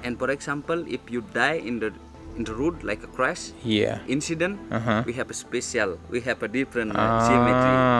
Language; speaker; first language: English; non-native, learner; Indonesian